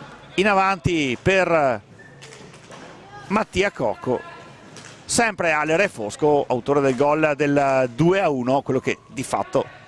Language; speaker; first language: Italian; native; Italian